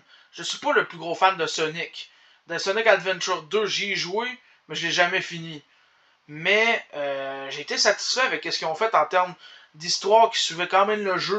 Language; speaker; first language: French; native; French